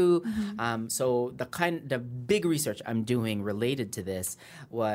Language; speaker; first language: English; native; English